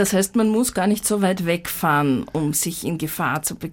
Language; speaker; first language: German; native; German